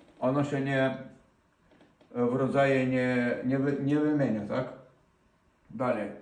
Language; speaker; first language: Polish; non-native, fluent; Ukrainian